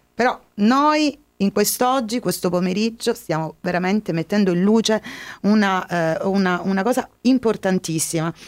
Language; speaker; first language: Italian; native; Italian